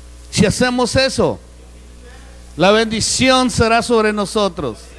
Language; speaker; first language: Spanish; native; Spanish